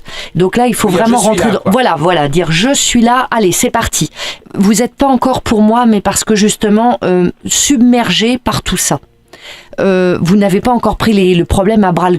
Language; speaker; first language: French; native; French